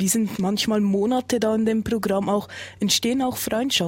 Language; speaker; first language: German; native; German